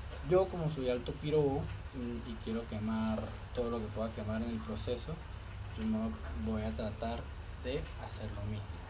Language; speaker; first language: Spanish; native; Spanish